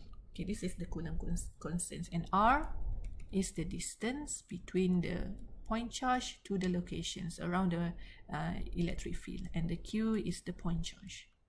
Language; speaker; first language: English; non-native, local second language; Malay